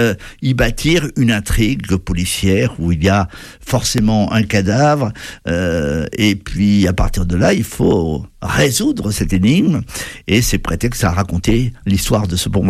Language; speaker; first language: French; native; French